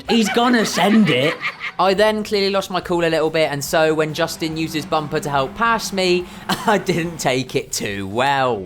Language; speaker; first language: English; native; English